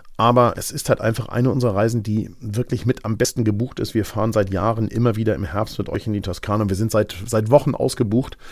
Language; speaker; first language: German; native; German